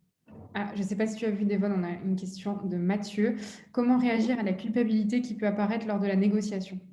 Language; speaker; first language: French; native; French